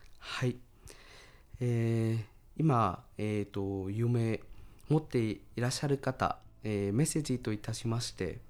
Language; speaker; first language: Japanese; non-native, fluent; Vietnamese